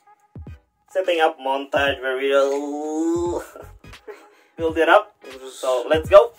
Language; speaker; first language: English; non-native, local second language; Filipino